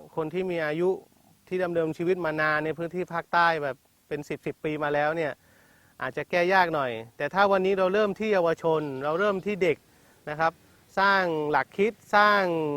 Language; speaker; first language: Thai; non-native, local second language; Malay